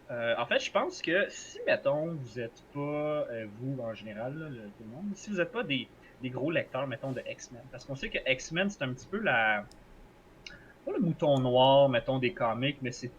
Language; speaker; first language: French; native; French